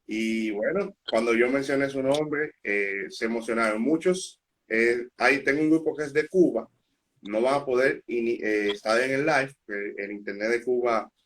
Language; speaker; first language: Spanish; native; Spanish